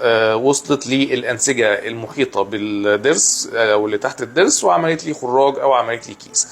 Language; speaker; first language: Arabic; native; Arabic